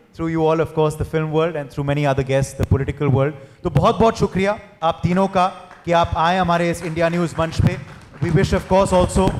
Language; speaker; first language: Hindi; native; Hindi